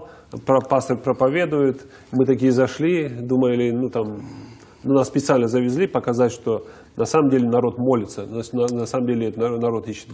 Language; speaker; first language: Russian; native; Russian